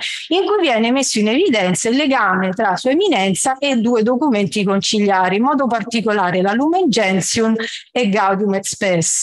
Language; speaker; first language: Italian; native; Italian